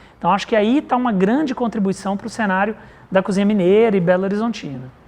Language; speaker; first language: Portuguese; native; Portuguese